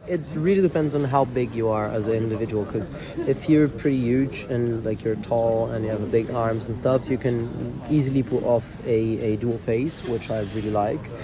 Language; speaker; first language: English; non-native, fluent; Italian